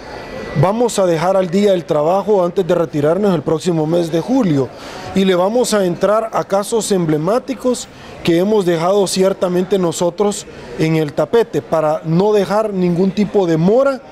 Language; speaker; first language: Spanish; native; Spanish